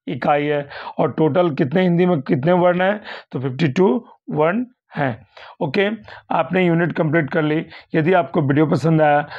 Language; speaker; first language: Hindi; native; Hindi